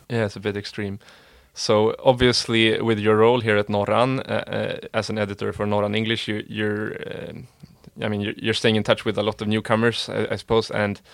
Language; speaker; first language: English; non-native, fluent; Swedish